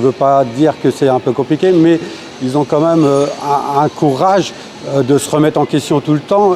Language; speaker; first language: French; native; French